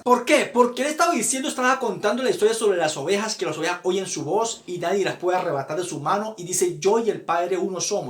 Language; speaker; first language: Spanish; native; Spanish